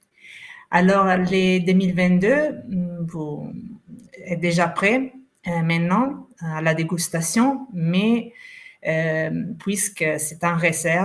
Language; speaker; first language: French; non-native, fluent; Italian